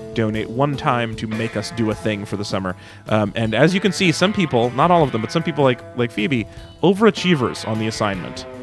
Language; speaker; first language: English; native; English